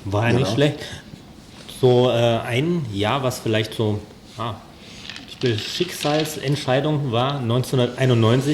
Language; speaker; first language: German; native; German